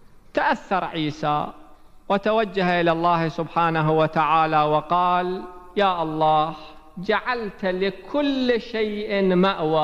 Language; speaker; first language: Arabic; native; Arabic